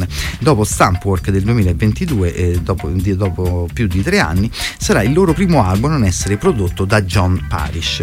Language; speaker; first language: Italian; native; Italian